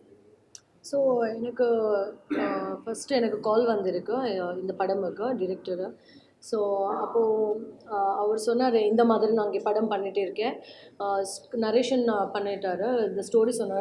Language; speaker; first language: Tamil; non-native, learner; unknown